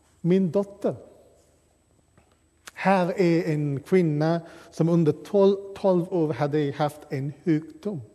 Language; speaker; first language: Swedish; non-native, fluent; English